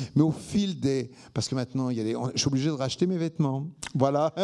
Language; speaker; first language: French; native; French